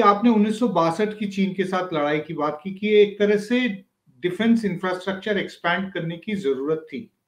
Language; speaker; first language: Hindi; native; Hindi